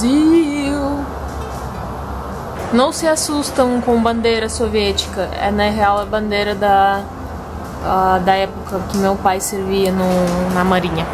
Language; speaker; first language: Portuguese; non-native, fluent; Russian